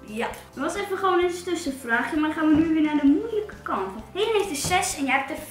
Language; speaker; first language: Dutch; native; Dutch